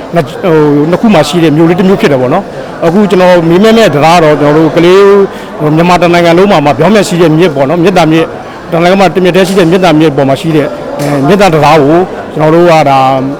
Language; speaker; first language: Burmese; native; Burmese